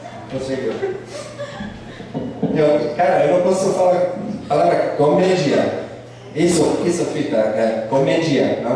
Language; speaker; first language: Portuguese; non-native, learner; English